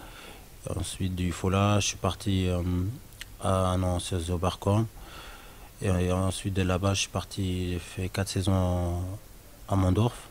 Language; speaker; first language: French; non-native, local second language; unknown